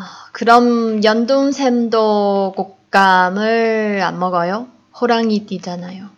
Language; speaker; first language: Korean; non-native, fluent; Chinese